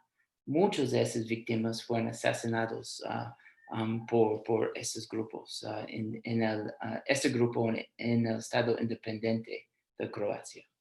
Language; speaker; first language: Spanish; non-native, fluent; English